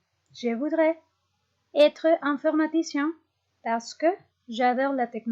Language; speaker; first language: French; non-native, fluent; Spanish